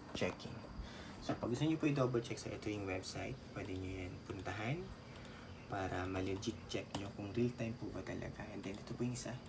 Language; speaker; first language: Filipino; native; Filipino